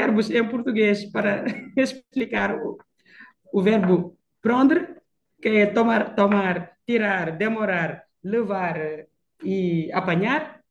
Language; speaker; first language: Portuguese; non-native, fluent; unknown